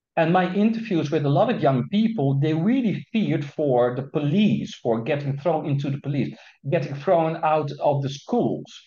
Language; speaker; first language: English; non-native, fluent; Dutch